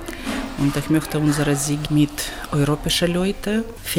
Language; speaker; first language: German; non-native, learner; Ukrainian